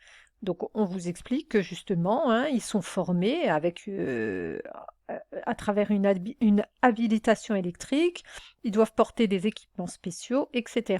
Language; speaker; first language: French; native; French